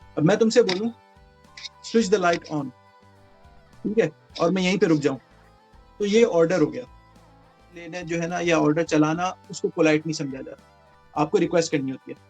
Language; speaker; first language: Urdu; native; Urdu